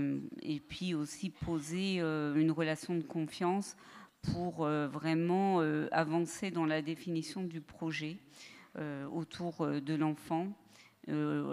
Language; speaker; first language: French; native; French